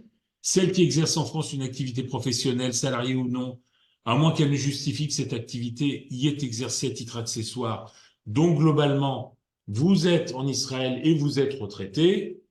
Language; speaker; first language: French; native; French